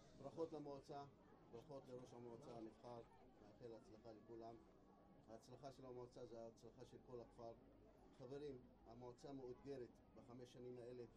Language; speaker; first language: Hebrew; non-native, local second language; Arabic